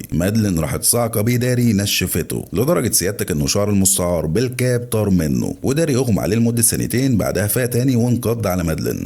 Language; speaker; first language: Arabic; native; Arabic